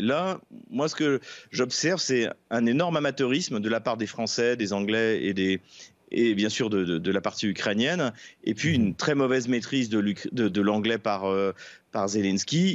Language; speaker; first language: French; native; French